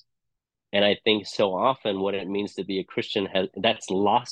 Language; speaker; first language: English; non-native, local second language; Cantonese